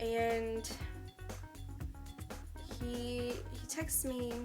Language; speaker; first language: English; native; English